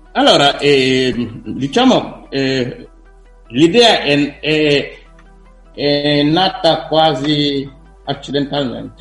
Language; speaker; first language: Italian; non-native, fluent; Wolof